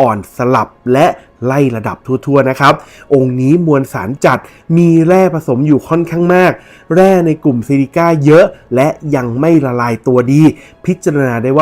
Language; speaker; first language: Thai; native; Thai